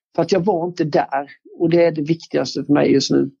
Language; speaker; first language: Swedish; native; Swedish